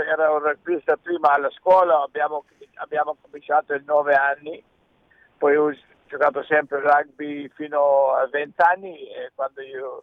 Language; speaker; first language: Italian; early bilingual, heritage; English